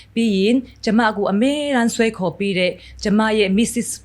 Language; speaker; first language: Burmese; non-native, local second language; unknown